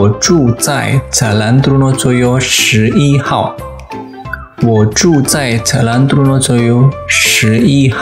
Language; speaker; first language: Chinese; non-native, fluent; Indonesian